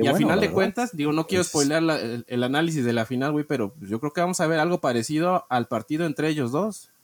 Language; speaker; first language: Spanish; native; Spanish